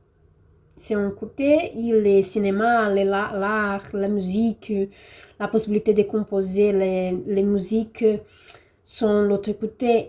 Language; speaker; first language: French; non-native, learner; Portuguese